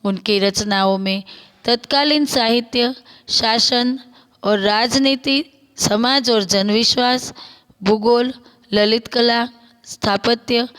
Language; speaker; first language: Hindi; non-native, local second language; Gujarati